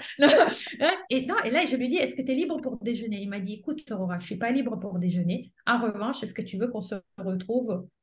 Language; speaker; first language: French; non-native, fluent; Italian